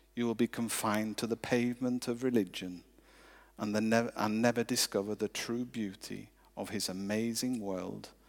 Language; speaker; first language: English; native; English